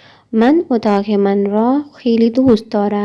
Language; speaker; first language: Persian; non-native, fluent; Urdu